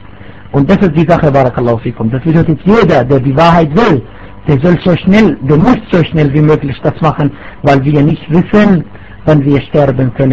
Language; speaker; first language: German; non-native, fluent; Arabic